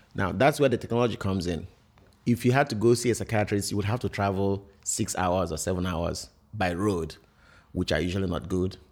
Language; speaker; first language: English; non-native, local second language; Igbo